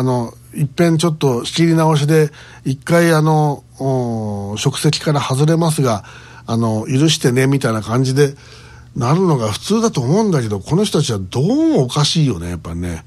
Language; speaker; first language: Japanese; native; Japanese